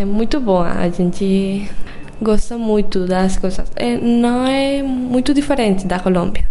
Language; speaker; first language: Portuguese; non-native, learner; Spanish